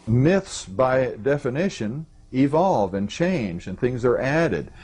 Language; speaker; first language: English; native; English